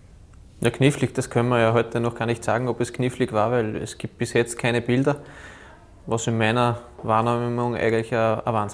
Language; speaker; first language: German; native; German